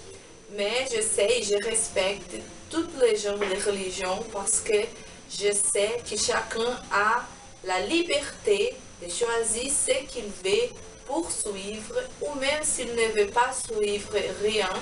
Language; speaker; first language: French; non-native, learner; Portuguese